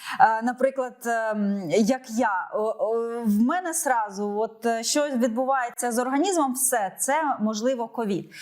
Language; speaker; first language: Ukrainian; native; Ukrainian